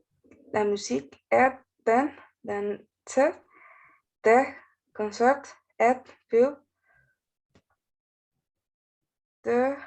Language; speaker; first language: French; non-native, learner; Spanish